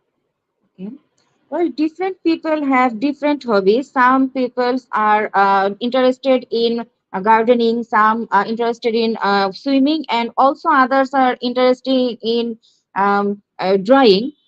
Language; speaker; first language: English; non-native, learner; Bangla